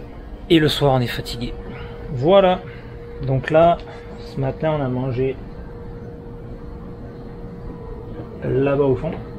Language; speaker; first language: French; native; French